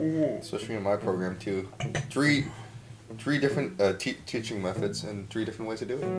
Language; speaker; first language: English; native; English